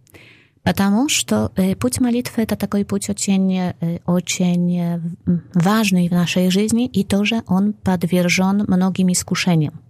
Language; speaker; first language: Russian; non-native, fluent; Polish